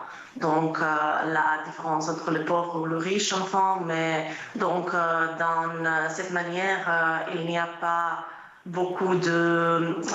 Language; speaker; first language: French; non-native, fluent; Croatian